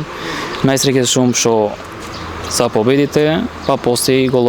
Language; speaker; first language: Macedonian; non-native, local second language; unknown